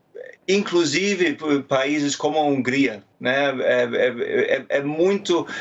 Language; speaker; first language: Portuguese; non-native, fluent; German